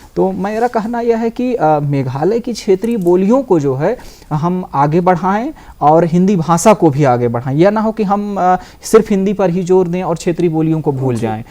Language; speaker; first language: Hindi; native; Hindi